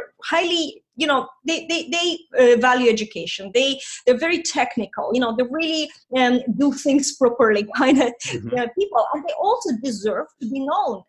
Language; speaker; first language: English; non-native, fluent; Russian